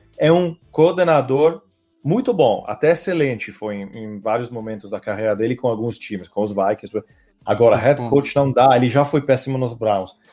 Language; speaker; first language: Portuguese; non-native, fluent; Italian